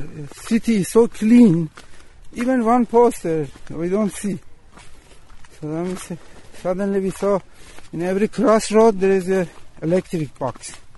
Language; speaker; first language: English; non-native, fluent; Persian